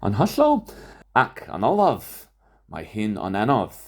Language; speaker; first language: Welsh; non-native, fluent; English